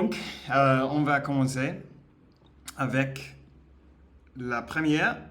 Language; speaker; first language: French; non-native, learner; English